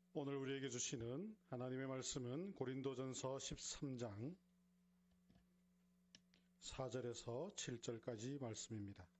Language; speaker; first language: Korean; native; Korean